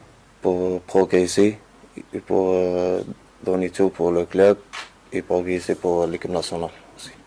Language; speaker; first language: French; non-native, learner; Arabic